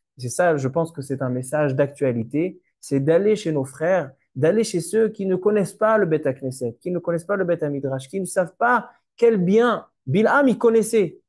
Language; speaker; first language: French; native; French